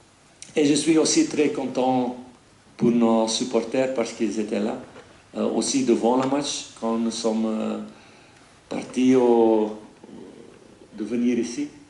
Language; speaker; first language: French; non-native, fluent; Dutch